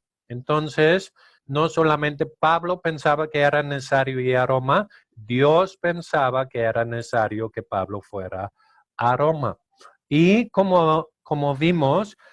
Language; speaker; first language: Spanish; non-native, fluent; Danish